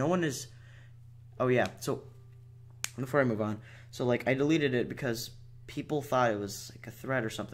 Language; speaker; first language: English; native; English